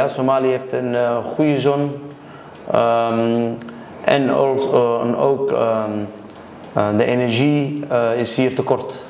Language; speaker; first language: Dutch; early bilingual, other home language; Somali